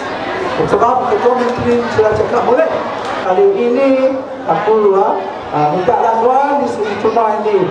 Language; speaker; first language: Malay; non-native, local second language; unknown